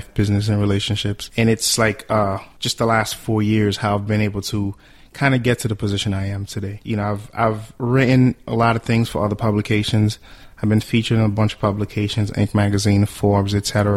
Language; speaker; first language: English; early bilingual, other home language; Haitian Creole